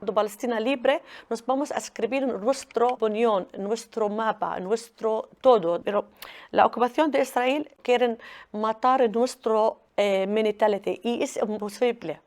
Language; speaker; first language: Spanish; non-native, learner; Arabic